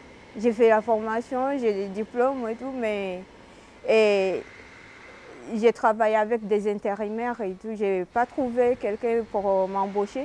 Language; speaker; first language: French; non-native, learner; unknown